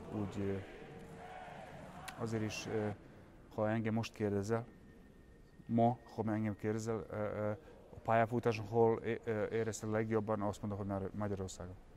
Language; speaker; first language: Hungarian; non-native, fluent; Serbian